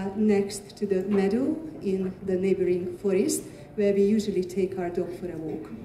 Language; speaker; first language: English; non-native, fluent; Hungarian